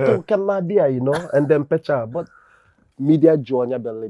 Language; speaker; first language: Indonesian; non-native, fluent; English